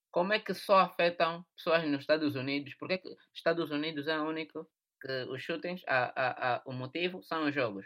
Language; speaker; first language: Portuguese; native; Portuguese